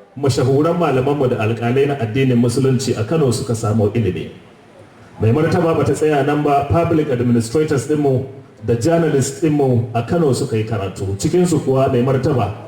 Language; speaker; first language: Hausa; native; Hausa